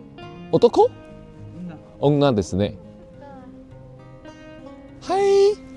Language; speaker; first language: Japanese; non-native, learner; Chinese